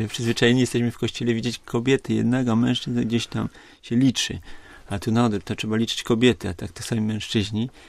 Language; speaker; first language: Polish; native; Polish